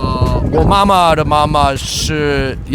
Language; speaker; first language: Chinese; early bilingual, heritage; English